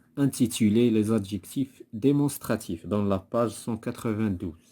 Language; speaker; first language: French; non-native, local second language; Arabic